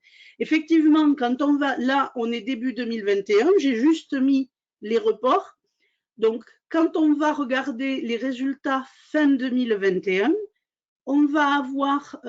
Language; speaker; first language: French; native; French